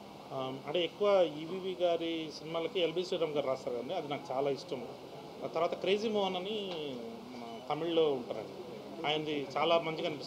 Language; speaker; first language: Telugu; native; Telugu